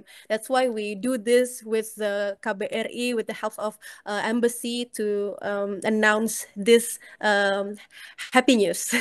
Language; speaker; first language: English; non-native, fluent; Indonesian